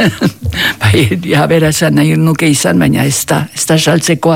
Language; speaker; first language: Basque; native; Basque